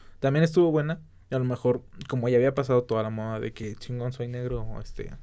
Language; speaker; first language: Spanish; native; Spanish